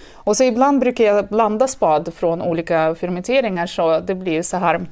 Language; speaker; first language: Swedish; non-native, fluent; Russian